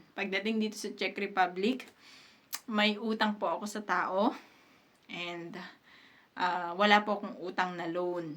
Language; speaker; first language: Filipino; native; Filipino